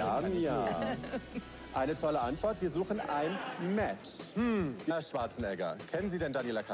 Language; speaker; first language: German; native; German